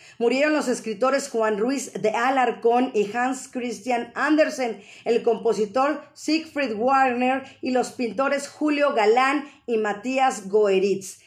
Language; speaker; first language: Spanish; native; Spanish